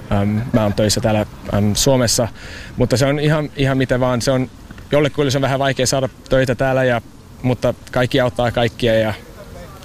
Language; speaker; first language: Finnish; non-native, learner; English